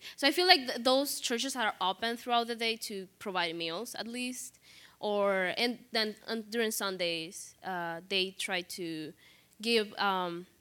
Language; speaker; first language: English; non-native, fluent; Spanish